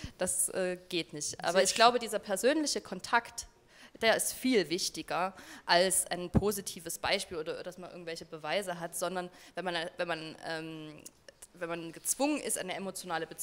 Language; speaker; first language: German; native; German